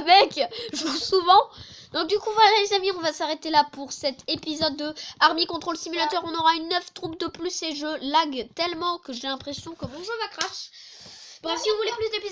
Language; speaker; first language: French; native; French